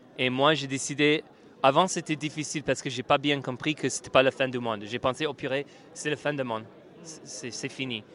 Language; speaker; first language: French; non-native, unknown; English